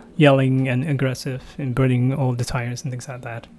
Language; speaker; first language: English; non-native, fluent; Indonesian